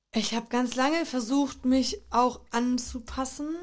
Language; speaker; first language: German; native; German